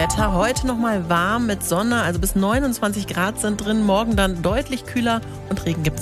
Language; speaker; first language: German; native; German